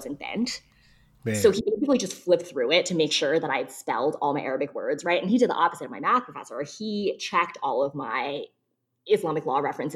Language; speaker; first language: English; early bilingual, other home language; Chinese